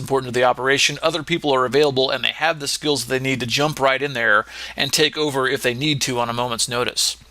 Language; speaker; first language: English; native; English